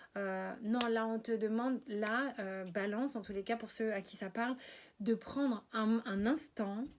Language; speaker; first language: French; native; French